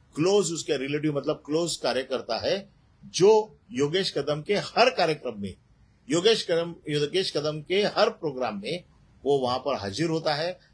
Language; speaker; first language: Hindi; non-native, local second language; Marathi